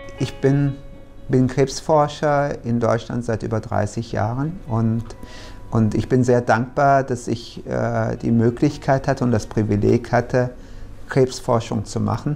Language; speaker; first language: German; early bilingual, other home language; Turkish